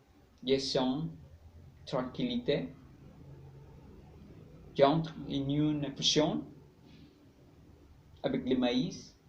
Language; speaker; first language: French; non-native, learner; Spanish